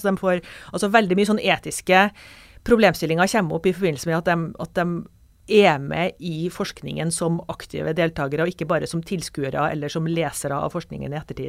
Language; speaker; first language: Norwegian; native; Norwegian